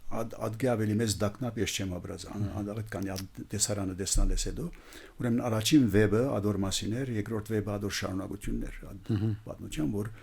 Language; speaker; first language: Armenian; early bilingual, heritage; Armenian